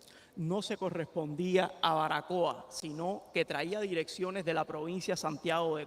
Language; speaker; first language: Spanish; native; Spanish